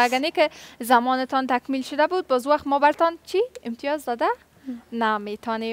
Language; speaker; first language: Persian; native; Persian